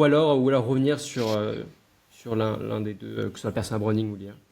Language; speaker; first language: French; native; French